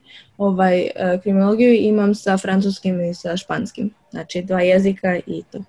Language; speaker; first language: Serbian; early bilingual, other home language; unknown